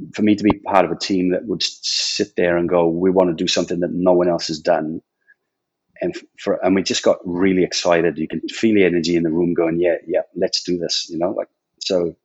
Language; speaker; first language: English; native; English